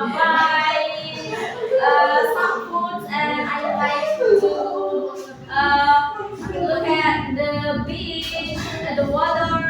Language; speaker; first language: English; non-native, learner; Indonesian